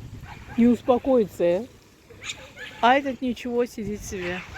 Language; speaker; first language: Russian; non-native, local second language; Azerbaijani